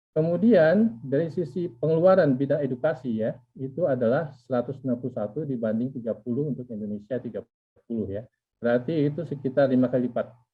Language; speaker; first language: Indonesian; native; Indonesian